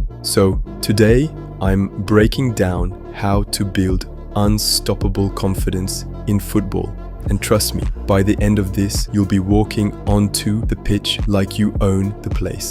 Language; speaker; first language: English; native; English